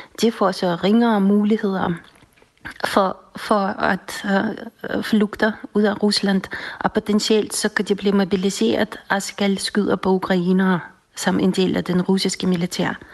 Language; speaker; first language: Danish; non-native, fluent; Russian